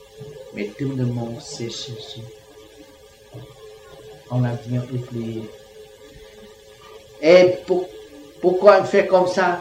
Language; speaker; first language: French; non-native, learner; Vietnamese